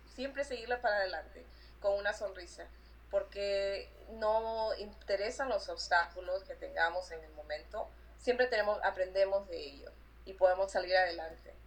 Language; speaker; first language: Spanish; native; Spanish